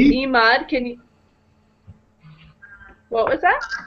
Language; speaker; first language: English; native; English